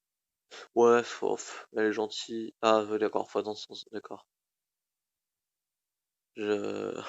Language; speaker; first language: French; native; French